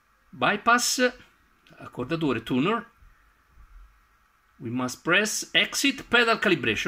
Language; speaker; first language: English; non-native, learner; Italian